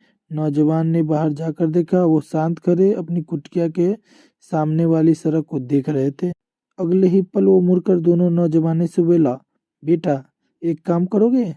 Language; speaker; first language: Hindi; native; Hindi